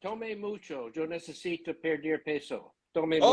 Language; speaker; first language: Spanish; non-native, learner; English